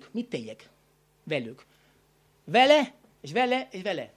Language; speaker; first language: Hungarian; non-native, learner; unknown